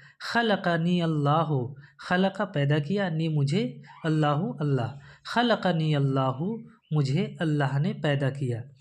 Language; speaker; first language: Urdu; native; Urdu